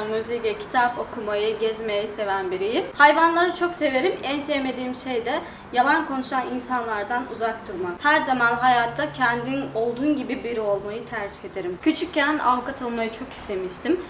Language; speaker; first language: Turkish; non-native, fluent; Turkmen